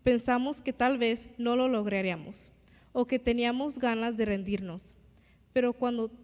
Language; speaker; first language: Spanish; early bilingual, other home language; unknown